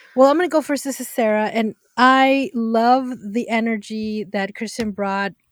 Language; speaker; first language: English; early bilingual, other home language; Spanish